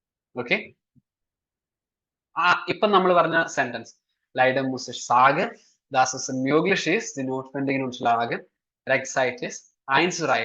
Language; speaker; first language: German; non-native, fluent; Malayalam